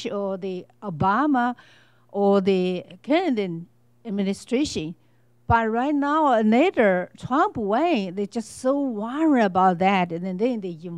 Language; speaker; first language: English; non-native, learner; Chinese